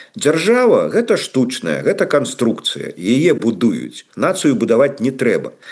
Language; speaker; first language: Belarusian; non-native, local second language; Russian